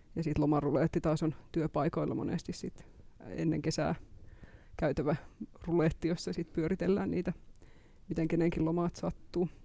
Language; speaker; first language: Finnish; native; Finnish